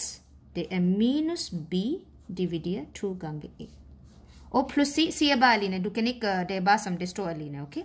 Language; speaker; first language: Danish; non-native, fluent; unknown